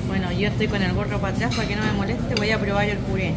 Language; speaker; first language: Spanish; native; Spanish